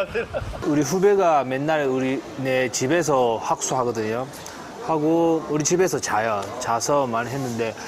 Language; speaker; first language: Korean; early bilingual, heritage; Japanese